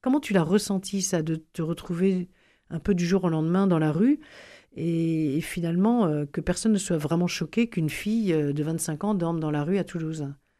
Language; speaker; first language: French; native; French